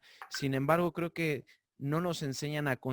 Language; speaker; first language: Spanish; native; Spanish